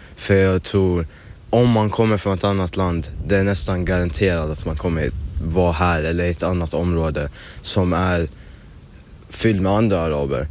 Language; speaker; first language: Swedish; early bilingual, other home language; Arabic